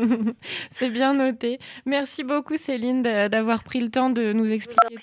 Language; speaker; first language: French; native; French